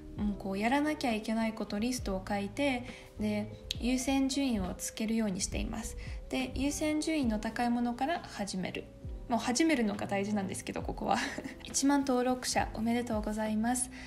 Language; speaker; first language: Japanese; non-native, fluent; Russian